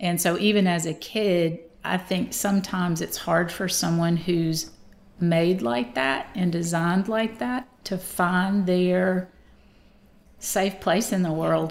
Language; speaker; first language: English; native; English